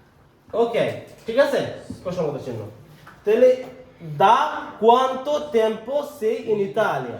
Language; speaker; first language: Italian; non-native, fluent; Bangla